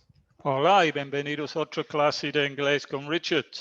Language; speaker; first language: Spanish; non-native, fluent; English